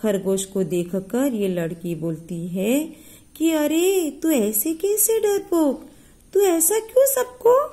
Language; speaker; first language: Hindi; non-native, local second language; Marathi